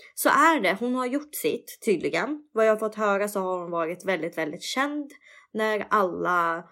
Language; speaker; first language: Swedish; early bilingual, other home language; Russian